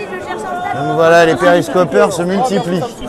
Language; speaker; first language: French; native; French